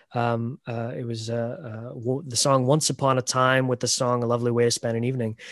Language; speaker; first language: English; native; English